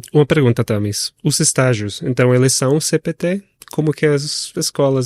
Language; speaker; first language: Portuguese; non-native, fluent; Spanish